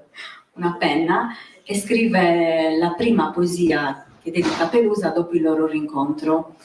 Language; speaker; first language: Italian; native; Italian